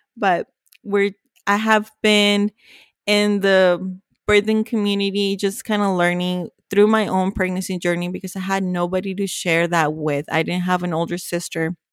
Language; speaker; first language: English; early bilingual, other home language; Spanish